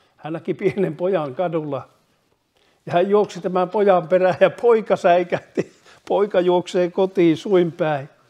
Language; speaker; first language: Finnish; native; Finnish